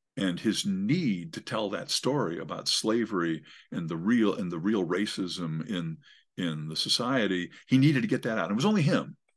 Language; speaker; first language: English; native; English